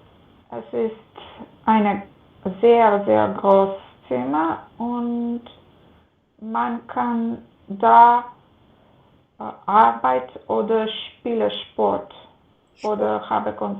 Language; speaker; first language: German; non-native, learner; Macedonian